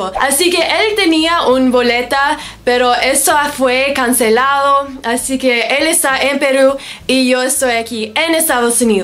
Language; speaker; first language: Spanish; non-native, learner; English